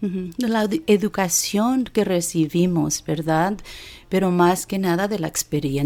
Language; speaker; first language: Spanish; early bilingual, heritage; Spanish